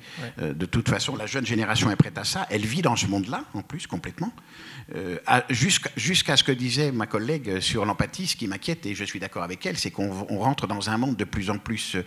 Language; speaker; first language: French; native; French